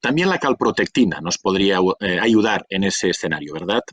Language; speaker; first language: Spanish; native; Spanish